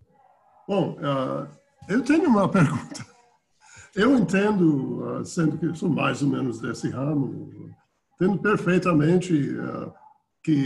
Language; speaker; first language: Portuguese; non-native, fluent; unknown